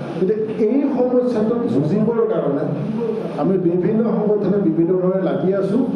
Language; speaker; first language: Assamese; non-native, local second language; Karbi